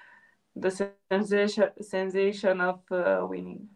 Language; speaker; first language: English; non-native, fluent; Romanian